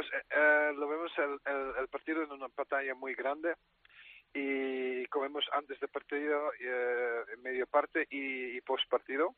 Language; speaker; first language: Spanish; non-native, fluent; Dutch